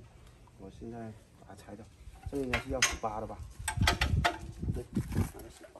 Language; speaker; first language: Chinese; native; Chinese